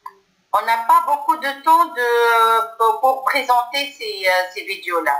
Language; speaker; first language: French; non-native, local second language; Arabic